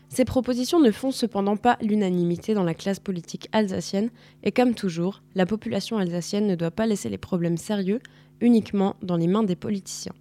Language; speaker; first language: French; native; French